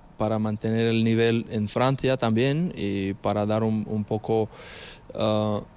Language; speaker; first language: Spanish; non-native, fluent; Ukrainian